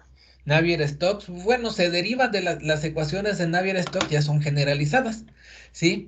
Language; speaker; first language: Spanish; native; Spanish